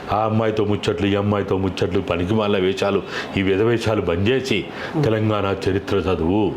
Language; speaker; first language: Telugu; native; Telugu